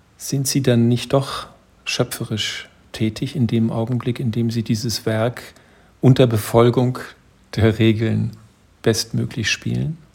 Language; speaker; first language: German; native; German